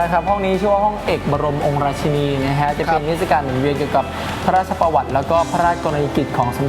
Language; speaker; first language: Thai; native; Thai